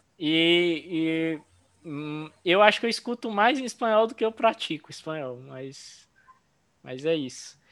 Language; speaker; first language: Portuguese; native; Portuguese